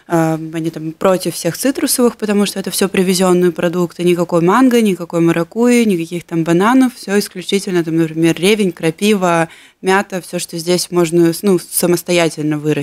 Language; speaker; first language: Russian; native; Russian